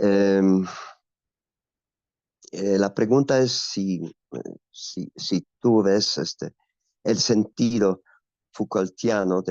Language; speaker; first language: Spanish; non-native, fluent; Polish